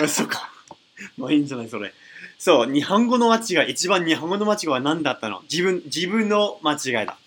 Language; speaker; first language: Japanese; non-native, learner; English